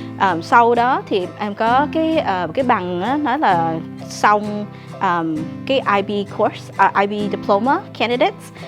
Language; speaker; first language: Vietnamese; early bilingual, heritage; Vietnamese